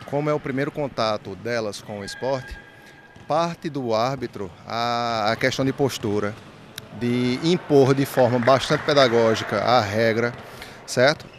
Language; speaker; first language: Portuguese; native; Portuguese